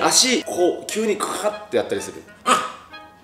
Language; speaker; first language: Japanese; native; Japanese